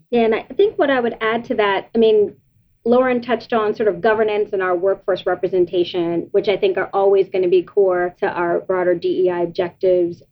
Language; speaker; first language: English; native; English